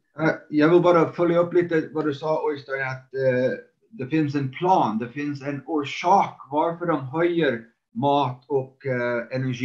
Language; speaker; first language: Swedish; non-native, fluent; English